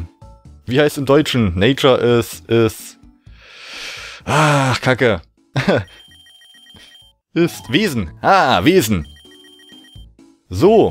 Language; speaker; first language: German; native; German